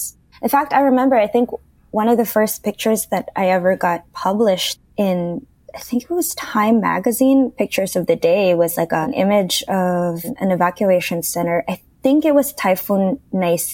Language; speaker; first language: English; non-native, local second language; Filipino